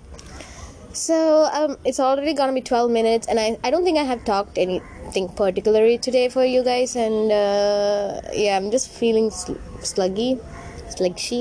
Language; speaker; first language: English; non-native, local second language; Tamil